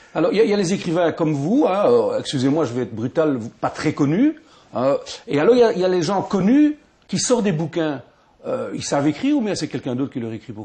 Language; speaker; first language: French; native; French